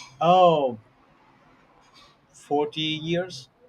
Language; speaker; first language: English; non-native, learner; Italian